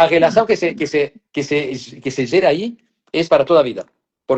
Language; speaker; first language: Portuguese; non-native, fluent; Spanish